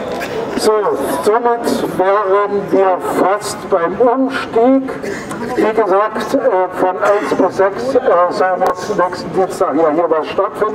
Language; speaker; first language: German; native; German